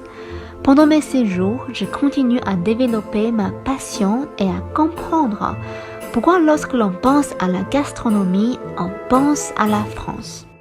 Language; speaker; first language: French; non-native, fluent; Chinese